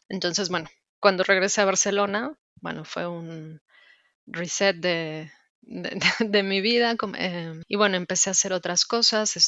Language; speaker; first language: Spanish; native; Spanish